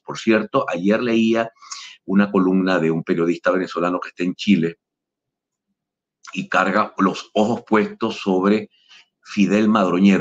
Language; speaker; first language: Spanish; native; Spanish